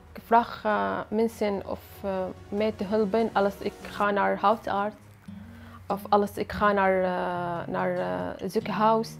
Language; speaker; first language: Dutch; non-native, learner; Arabic